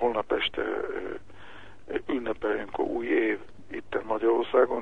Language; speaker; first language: Hungarian; early bilingual, heritage; Hebrew